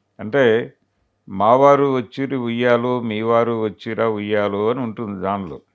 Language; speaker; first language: Telugu; native; Telugu